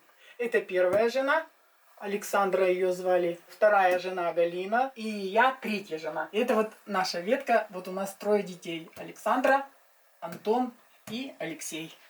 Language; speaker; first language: Russian; native; Russian